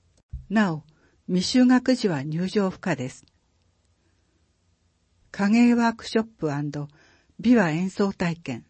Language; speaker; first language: Japanese; native; Japanese